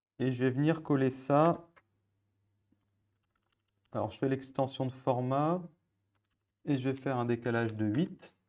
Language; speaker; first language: French; native; French